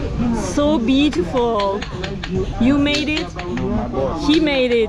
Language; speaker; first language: English; non-native, learner; Turkish